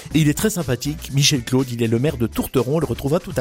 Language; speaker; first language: French; native; French